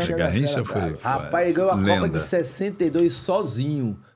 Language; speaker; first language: Portuguese; native; Portuguese